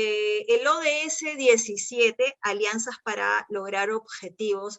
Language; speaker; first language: Spanish; native; Spanish